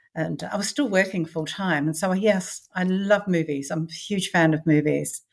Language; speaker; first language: English; native; English